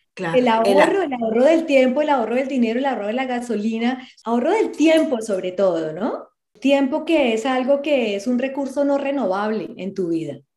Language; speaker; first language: Spanish; native; Spanish